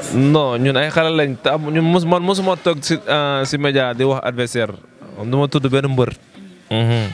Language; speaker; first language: Wolof; native; Wolof